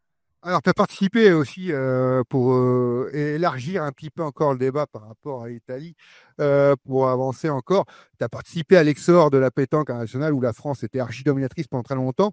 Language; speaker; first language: French; native; French